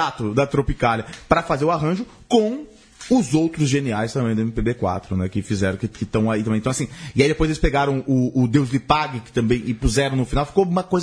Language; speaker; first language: Portuguese; native; Portuguese